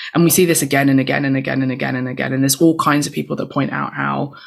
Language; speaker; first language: English; native; English